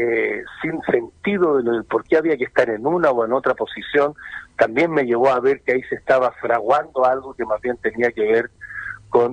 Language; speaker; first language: Spanish; native; Spanish